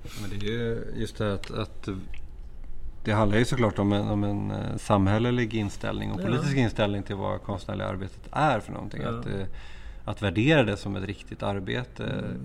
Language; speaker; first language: Swedish; native; Swedish